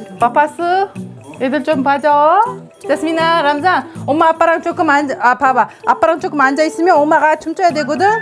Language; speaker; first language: Korean; non-native, fluent; Kara-Kalpak